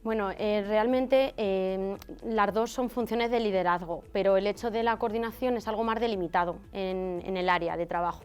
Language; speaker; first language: Spanish; native; Spanish